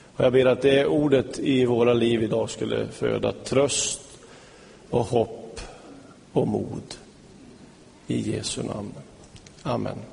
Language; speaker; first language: Swedish; native; Swedish